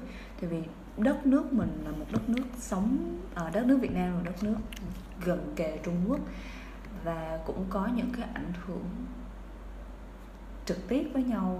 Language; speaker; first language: Vietnamese; native; Vietnamese